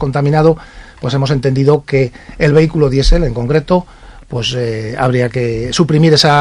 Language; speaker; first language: Spanish; native; Spanish